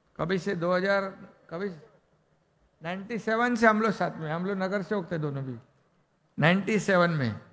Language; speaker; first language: Hindi; non-native, local second language; Marathi